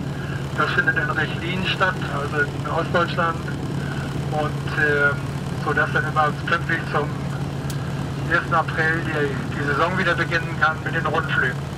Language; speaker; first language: German; native; German